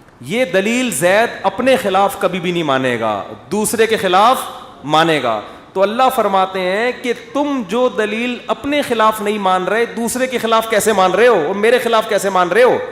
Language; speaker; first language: Urdu; native; Urdu